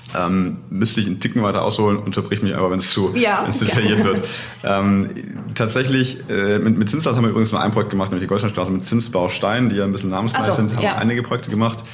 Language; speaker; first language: German; native; German